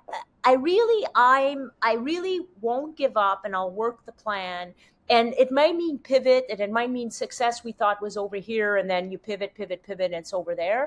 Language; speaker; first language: English; non-native, fluent; French